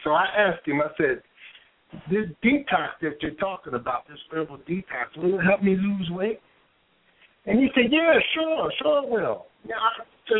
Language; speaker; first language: English; native; English